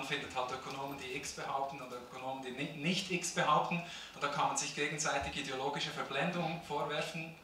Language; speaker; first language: German; native; German